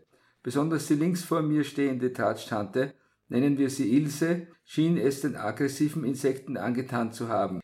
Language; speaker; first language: German; native; German